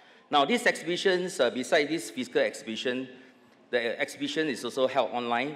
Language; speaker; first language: English; non-native, local second language; Chinese